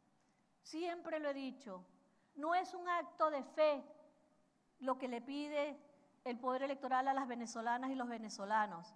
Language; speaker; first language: Spanish; native; Spanish